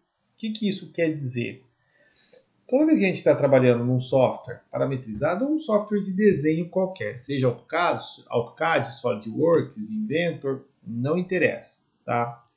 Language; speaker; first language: Portuguese; native; Portuguese